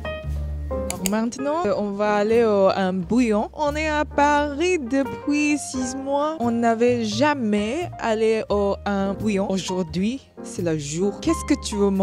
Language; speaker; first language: French; non-native, learner; English